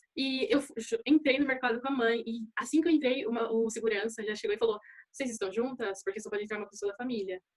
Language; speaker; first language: Portuguese; native; Portuguese